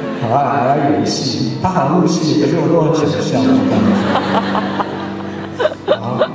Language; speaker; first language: Chinese; non-native, local second language; Amis